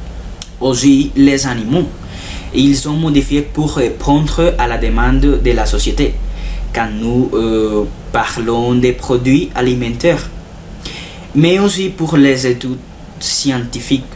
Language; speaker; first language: French; non-native, learner; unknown